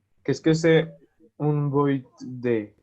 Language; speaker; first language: French; non-native, learner; Spanish